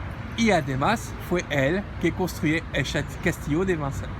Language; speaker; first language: Spanish; non-native, learner; French